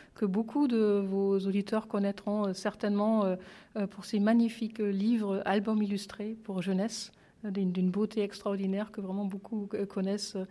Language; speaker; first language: French; non-native, fluent; German